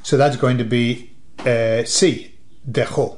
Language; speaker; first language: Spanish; non-native, learner; English